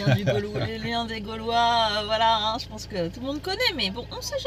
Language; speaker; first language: French; native; French